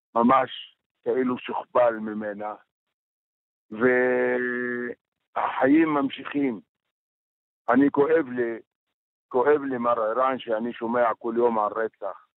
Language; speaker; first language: Hebrew; non-native, local second language; Arabic